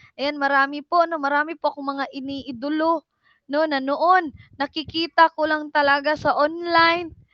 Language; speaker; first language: Filipino; non-native, local second language; Cebuano